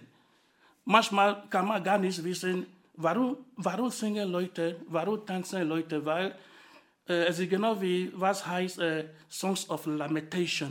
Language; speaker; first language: German; non-native, fluent; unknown